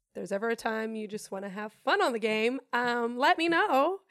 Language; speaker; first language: English; non-native, fluent; German